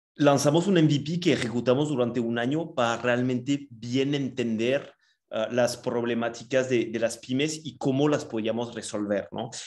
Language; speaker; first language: Spanish; non-native, fluent; French